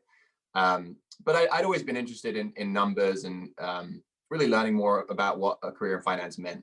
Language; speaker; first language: English; native; English